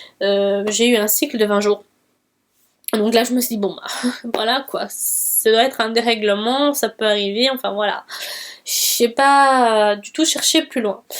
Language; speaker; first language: French; early bilingual, other home language; Portuguese